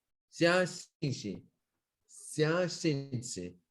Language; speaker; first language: Chinese; non-native, learner; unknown